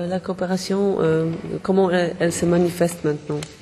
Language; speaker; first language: French; non-native, fluent; Polish